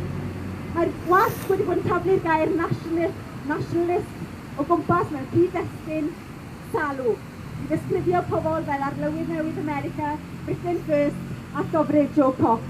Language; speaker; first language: Welsh; native; Welsh